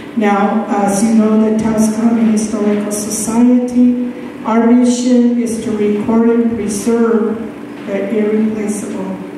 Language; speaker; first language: English; native; English